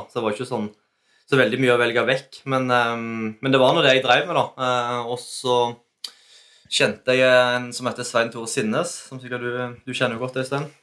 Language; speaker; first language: Norwegian; native; Norwegian